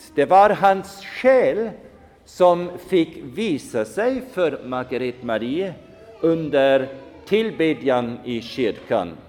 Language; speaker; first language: Swedish; non-native, fluent; German